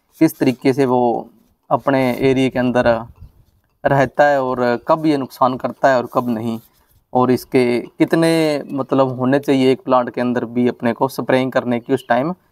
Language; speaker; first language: Hindi; non-native, local second language; Punjabi